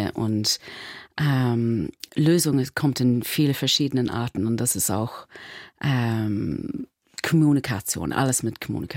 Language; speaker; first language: German; non-native, learner; English